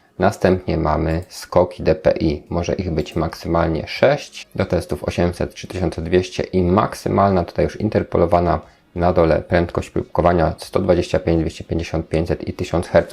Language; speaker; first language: Polish; native; Polish